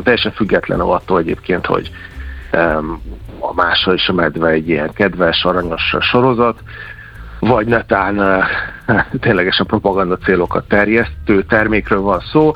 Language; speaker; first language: Hungarian; native; Hungarian